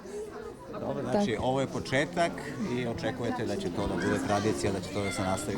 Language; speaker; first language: Serbian; native; Serbian